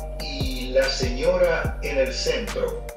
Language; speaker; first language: Spanish; non-native, fluent; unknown